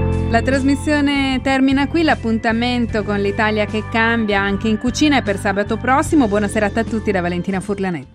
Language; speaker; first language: Italian; native; Italian